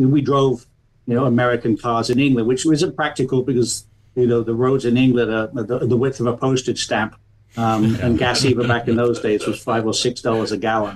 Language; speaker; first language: English; native; English